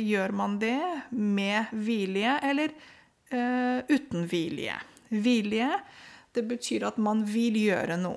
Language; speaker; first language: Norwegian; non-native, fluent; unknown